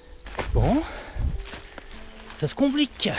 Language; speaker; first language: French; native; French